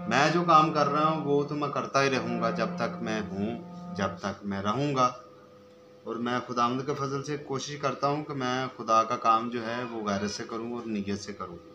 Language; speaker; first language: Urdu; non-native, local second language; Punjabi